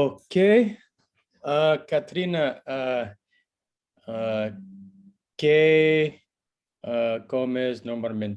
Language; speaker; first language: Spanish; non-native, learner; English